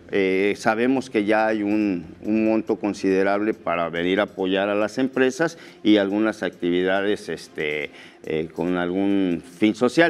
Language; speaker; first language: Spanish; native; Spanish